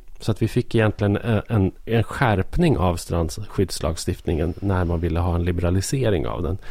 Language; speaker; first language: Swedish; native; Swedish